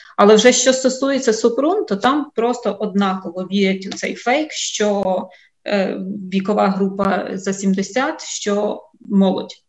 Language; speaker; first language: Ukrainian; native; Ukrainian